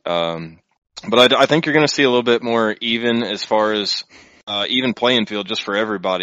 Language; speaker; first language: English; native; English